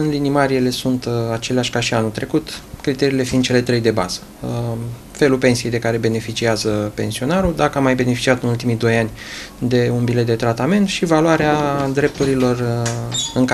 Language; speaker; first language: Romanian; native; Romanian